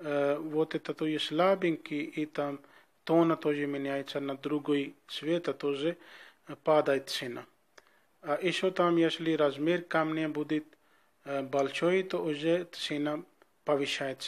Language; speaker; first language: Russian; non-native, learner; Urdu